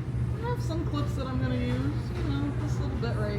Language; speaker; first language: English; native; English